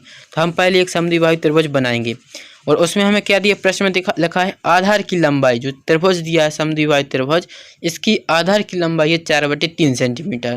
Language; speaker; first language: Hindi; native; Hindi